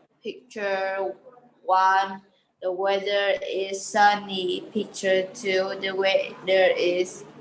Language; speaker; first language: English; non-native, learner; Vietnamese